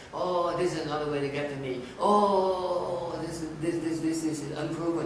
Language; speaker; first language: English; non-native, fluent; Vietnamese